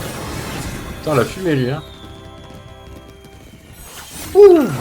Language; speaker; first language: French; native; French